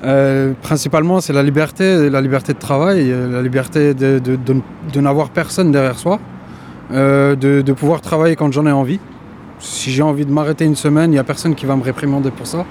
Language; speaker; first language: French; native; French